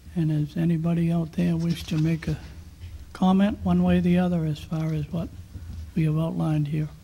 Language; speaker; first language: English; native; English